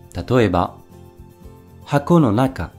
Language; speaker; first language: Japanese; non-native, fluent; French